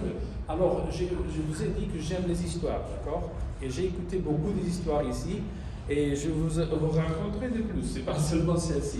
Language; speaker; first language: French; non-native, learner; Spanish